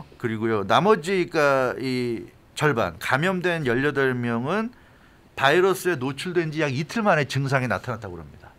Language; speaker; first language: Korean; native; Korean